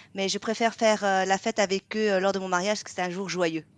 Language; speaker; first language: French; non-native, fluent; Vietnamese